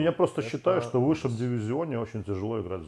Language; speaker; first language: Russian; native; Russian